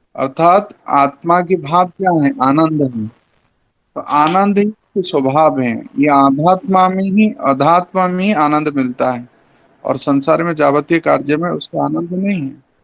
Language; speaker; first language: Hindi; non-native, local second language; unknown